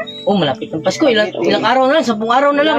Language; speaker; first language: Filipino; non-native, local second language; Cebuano